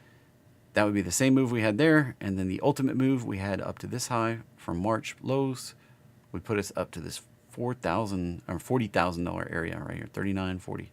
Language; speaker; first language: English; native; English